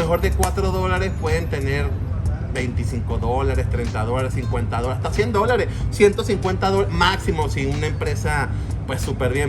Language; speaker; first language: Spanish; native; Spanish